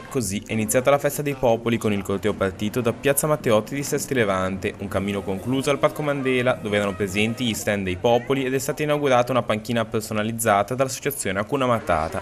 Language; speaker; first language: Italian; native; Italian